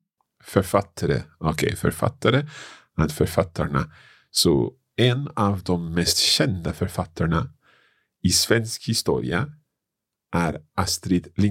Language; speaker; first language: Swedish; non-native, learner; English